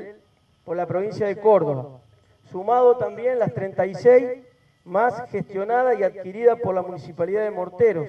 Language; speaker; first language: Spanish; native; Spanish